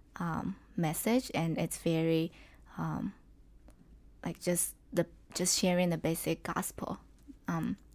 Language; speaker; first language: English; non-native, fluent; Chinese